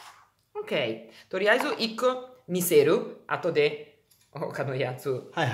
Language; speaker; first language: Japanese; non-native, learner; Italian